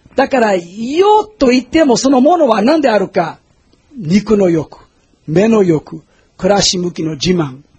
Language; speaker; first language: Japanese; non-native, fluent; English